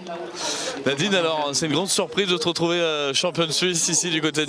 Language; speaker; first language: French; native; French